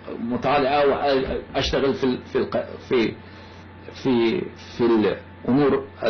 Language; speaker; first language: Arabic; non-native, fluent; Persian